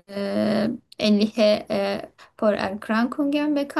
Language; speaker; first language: German; non-native, learner; Turkish